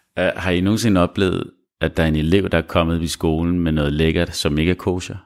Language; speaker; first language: Danish; early bilingual, other home language; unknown